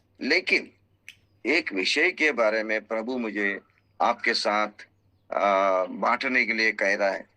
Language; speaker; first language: Hindi; non-native, local second language; Marathi